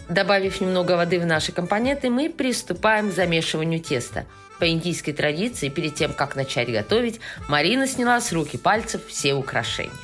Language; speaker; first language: Russian; native; Russian